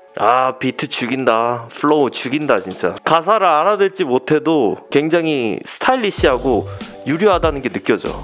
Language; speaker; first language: Korean; native; Korean